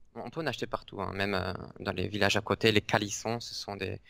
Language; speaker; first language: French; native; French